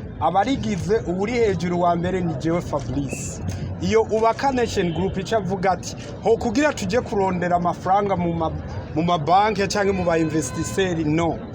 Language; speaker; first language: Rundi; early bilingual, heritage; Rundi